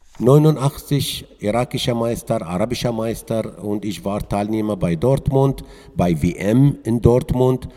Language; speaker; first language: German; non-native, learner; Arabic